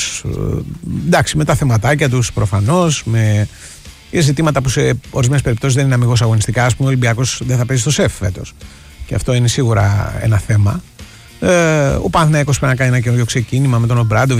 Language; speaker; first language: Greek; native; Greek